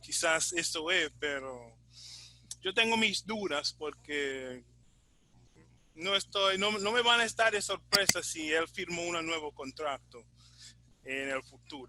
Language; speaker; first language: Spanish; non-native, fluent; English